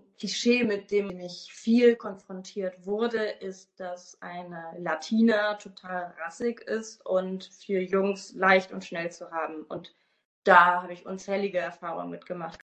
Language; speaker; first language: German; native; German